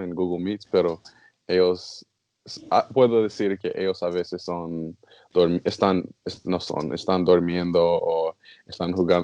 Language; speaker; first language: Spanish; non-native, learner; English